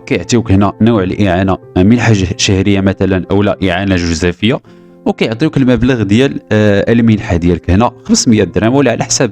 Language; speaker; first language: Arabic; native; Arabic